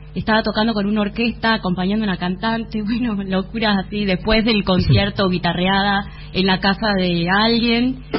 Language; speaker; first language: Spanish; native; Spanish